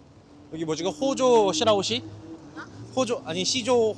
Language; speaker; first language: Korean; native; Korean